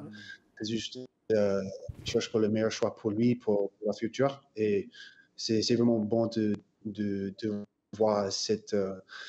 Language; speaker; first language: French; non-native, fluent; English